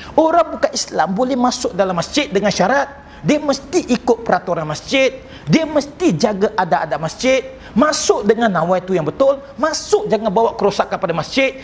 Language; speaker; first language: Malay; non-native, local second language; Chinese